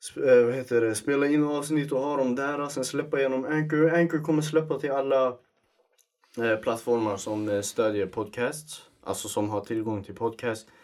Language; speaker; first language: Swedish; early bilingual, other home language; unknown